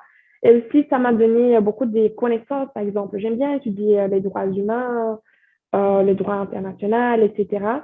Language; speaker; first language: French; non-native, fluent; Portuguese